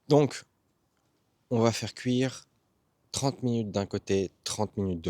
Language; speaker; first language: French; native; French